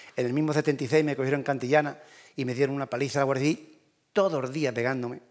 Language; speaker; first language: Spanish; native; Spanish